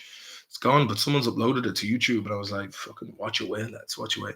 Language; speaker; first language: English; native; English